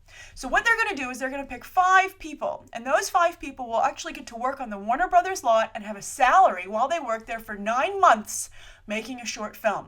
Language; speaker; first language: English; native; English